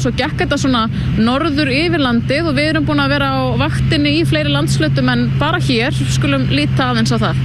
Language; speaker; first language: Icelandic; native; Icelandic